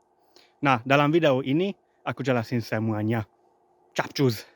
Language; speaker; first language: Indonesian; non-native, fluent; Hungarian